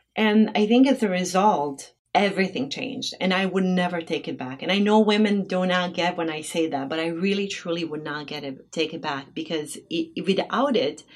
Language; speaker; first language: English; non-native, fluent; Bosnian